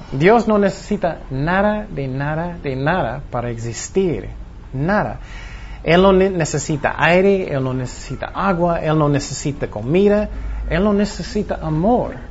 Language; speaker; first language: Spanish; non-native, fluent; English